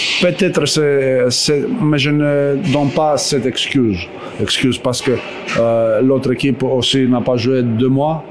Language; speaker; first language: French; non-native, fluent; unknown